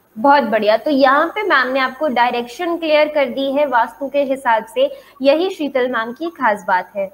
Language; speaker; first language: Hindi; native; Hindi